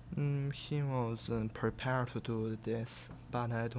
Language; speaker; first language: English; non-native, learner; Chinese